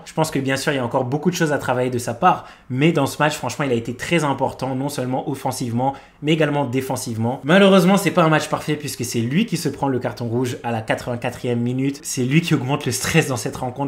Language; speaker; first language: French; native; French